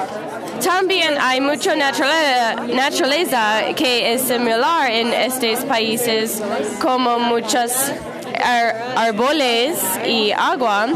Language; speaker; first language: Spanish; non-native, learner; English